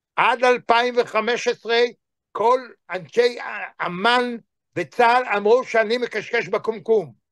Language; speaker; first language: Hebrew; native; Hebrew